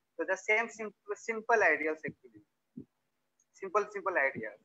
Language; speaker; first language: English; non-native, local second language; Odia